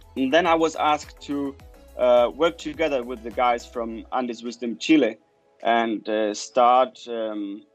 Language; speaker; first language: English; non-native, fluent; German